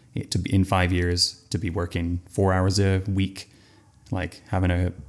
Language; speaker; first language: English; native; English